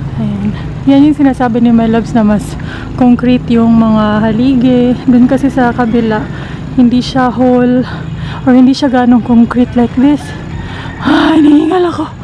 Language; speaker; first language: Filipino; non-native, local second language; Cebuano